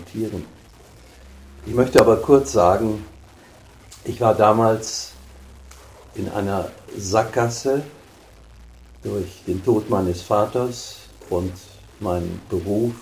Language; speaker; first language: German; native; German